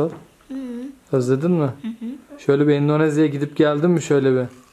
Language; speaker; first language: Turkish; native; Turkish